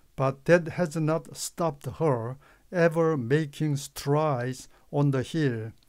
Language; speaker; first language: English; non-native, fluent; Korean